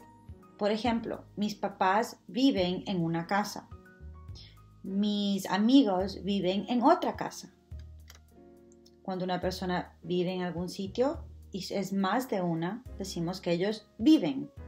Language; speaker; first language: Spanish; early bilingual, heritage; Spanish